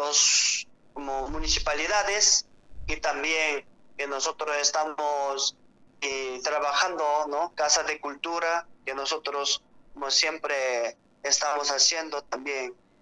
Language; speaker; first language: Spanish; non-native, learner; Korean